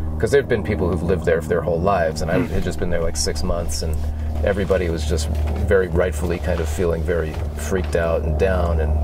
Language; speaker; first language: English; native; English